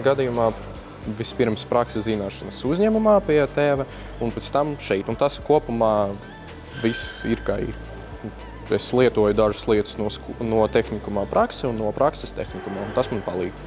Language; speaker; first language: Latvian; non-native, local second language; Russian